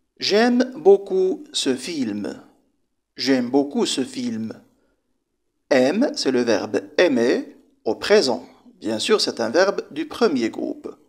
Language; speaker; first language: French; non-native, local second language; Arabic